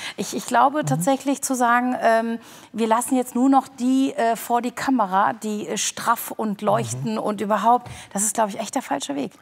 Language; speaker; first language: German; early bilingual, other home language; Turkish